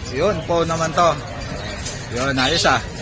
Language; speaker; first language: Filipino; native; Filipino